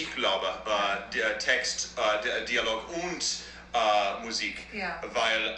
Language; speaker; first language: German; non-native, learner; English